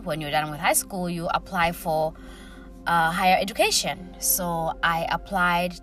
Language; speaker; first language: English; early bilingual, other home language; Swahili